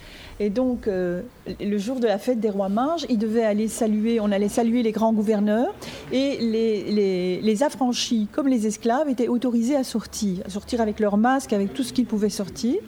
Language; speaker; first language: French; native; French